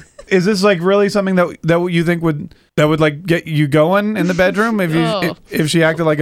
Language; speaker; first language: English; native; English